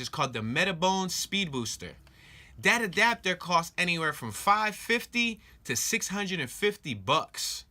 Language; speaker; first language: English; native; English